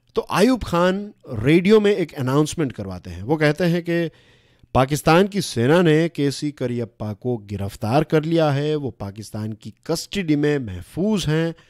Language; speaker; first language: Hindi; non-native, local second language; Gujarati